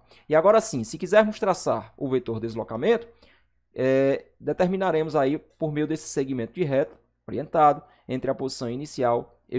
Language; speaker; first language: Portuguese; native; Portuguese